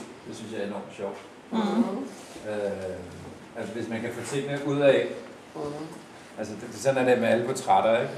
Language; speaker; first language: Danish; native; Danish